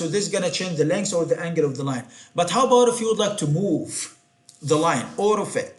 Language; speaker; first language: English; non-native, fluent; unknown